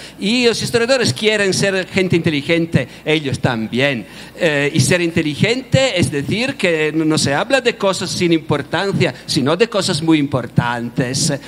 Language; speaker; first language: Spanish; non-native, fluent; Italian